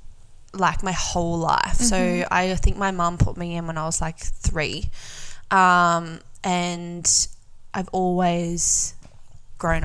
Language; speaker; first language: English; native; English